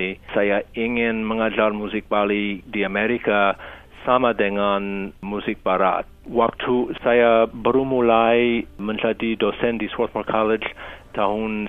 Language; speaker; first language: Indonesian; non-native, fluent; English